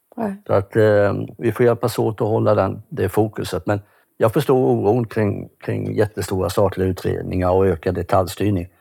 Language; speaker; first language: Swedish; native; Swedish